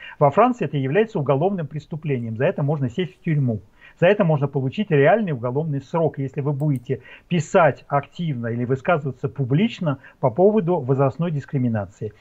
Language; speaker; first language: Russian; native; Russian